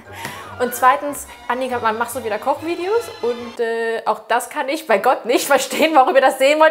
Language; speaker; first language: German; native; German